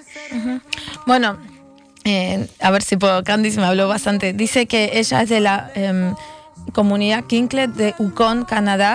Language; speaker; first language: Spanish; native; Spanish